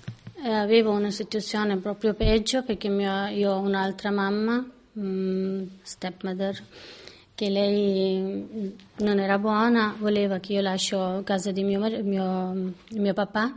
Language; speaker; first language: Italian; non-native, learner; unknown